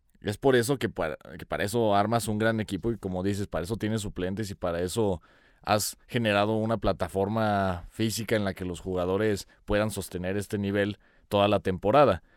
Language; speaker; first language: Spanish; native; Spanish